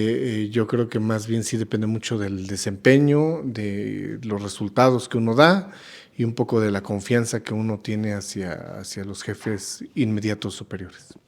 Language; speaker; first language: Spanish; native; Spanish